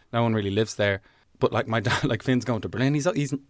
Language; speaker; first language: English; native; English